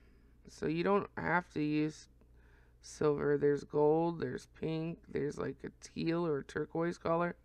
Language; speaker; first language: English; native; English